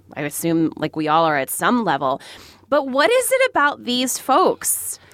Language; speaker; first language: English; native; English